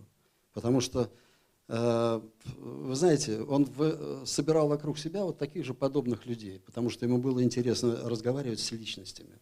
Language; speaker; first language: Russian; native; Russian